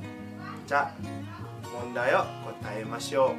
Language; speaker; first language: Japanese; non-native, fluent; Indonesian